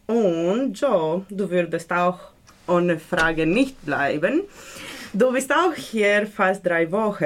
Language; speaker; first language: German; non-native, learner; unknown